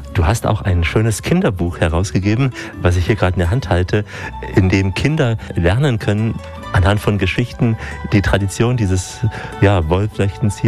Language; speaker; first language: German; native; German